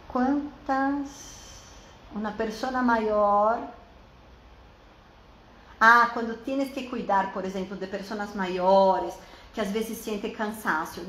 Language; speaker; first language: Spanish; non-native, fluent; Portuguese